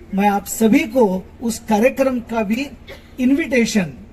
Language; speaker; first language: Hindi; non-native, local second language; Marathi